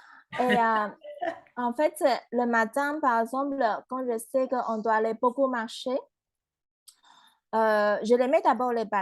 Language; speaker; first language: French; non-native, fluent; Chinese